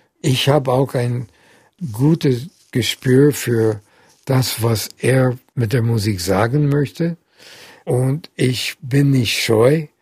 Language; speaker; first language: German; non-native, fluent; English